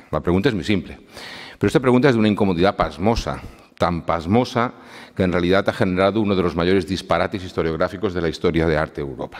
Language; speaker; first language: Spanish; native; Spanish